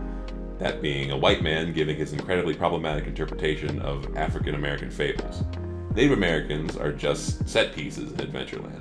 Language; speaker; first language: English; native; English